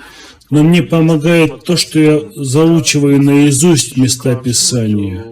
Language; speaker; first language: Russian; non-native, fluent; Armenian